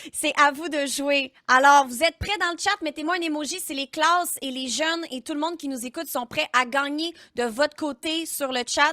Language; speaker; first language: French; native; French